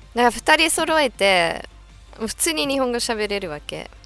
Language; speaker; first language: Japanese; non-native, fluent; English